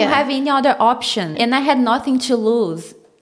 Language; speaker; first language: English; non-native, fluent; Portuguese